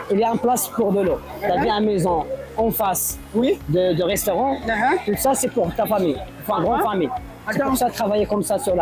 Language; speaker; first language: French; non-native, local second language; Berber languages